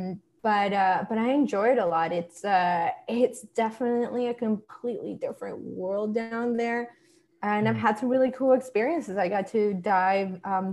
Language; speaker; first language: English; early bilingual, other home language; Spanish